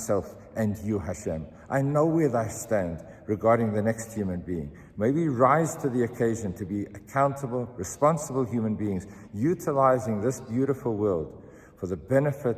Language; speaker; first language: English; native; English